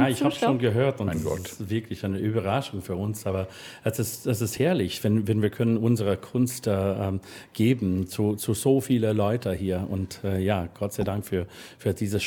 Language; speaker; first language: German; non-native, learner; English